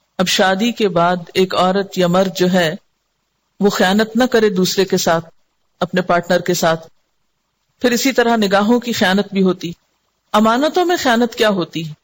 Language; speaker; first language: Urdu; non-native, local second language; Sindhi